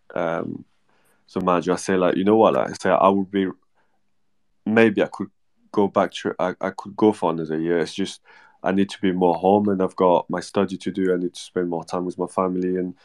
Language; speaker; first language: English; non-native, fluent; French